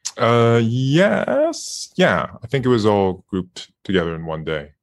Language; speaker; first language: English; non-native, fluent; Japanese